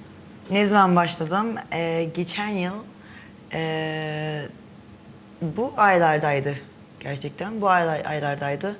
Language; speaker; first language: Turkish; early bilingual, heritage; Turkish